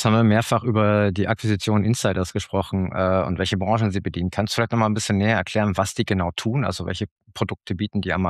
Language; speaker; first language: German; native; German